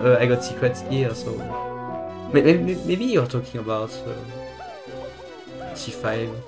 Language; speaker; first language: English; non-native, fluent; French